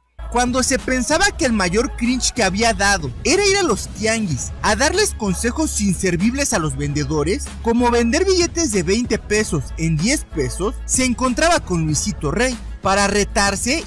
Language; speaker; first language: Spanish; native; Spanish